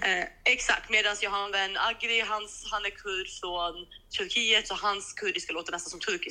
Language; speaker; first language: Swedish; early bilingual, other home language; Kurdish